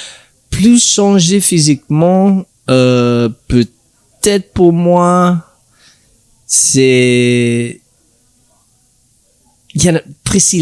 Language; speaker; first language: French; non-native, learner; English